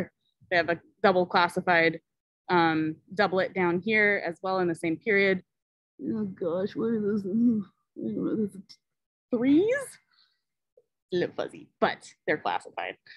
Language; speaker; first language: English; native; English